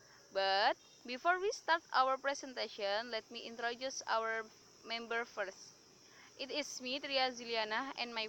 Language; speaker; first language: English; non-native, learner; Indonesian